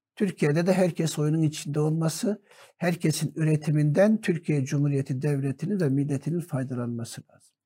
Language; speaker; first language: Turkish; native; Turkish